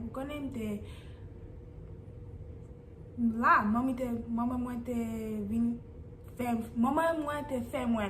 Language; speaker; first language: Haitian Creole; early bilingual, heritage; English